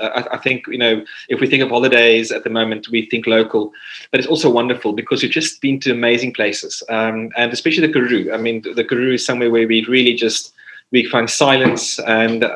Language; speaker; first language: English; non-native, local second language; Afrikaans